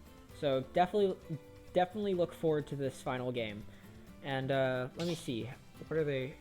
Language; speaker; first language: English; native; English